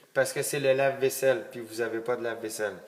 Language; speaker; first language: French; native; French